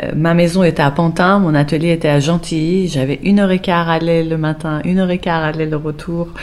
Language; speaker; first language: French; non-native, fluent; Persian